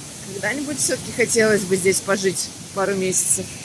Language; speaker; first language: Russian; native; Russian